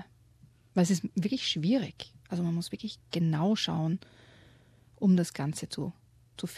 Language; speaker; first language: German; native; German